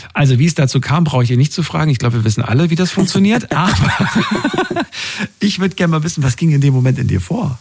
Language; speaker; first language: German; native; German